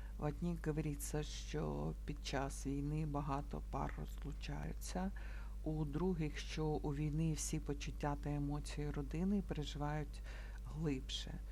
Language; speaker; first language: Ukrainian; non-native, local second language; Russian